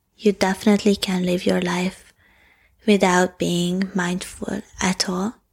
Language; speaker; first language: English; non-native, fluent; Hungarian